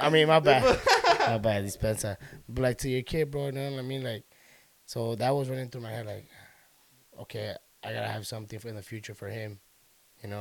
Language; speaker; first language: English; early bilingual, other home language; Spanish